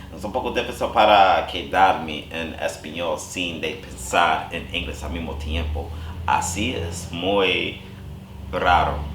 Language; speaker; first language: Spanish; non-native, learner; English